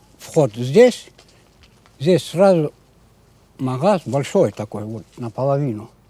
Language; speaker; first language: Russian; non-native, local second language; Crimean Tatar